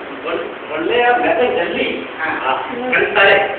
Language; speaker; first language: Kannada; non-native, learner; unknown